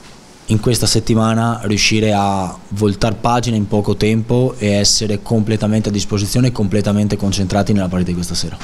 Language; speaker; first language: Italian; native; Italian